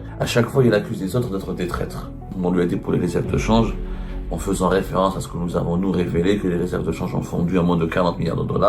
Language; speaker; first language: French; non-native, local second language; Arabic